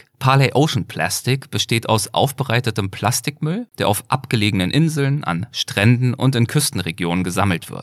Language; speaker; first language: German; native; German